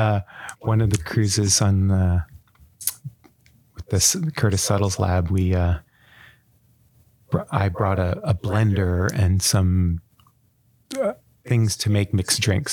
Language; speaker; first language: English; native; English